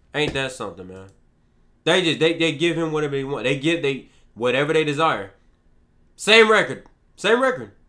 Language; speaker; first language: English; native; English